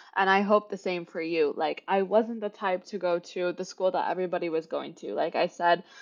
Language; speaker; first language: English; native; English